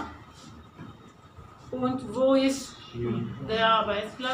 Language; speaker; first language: German; non-native, fluent; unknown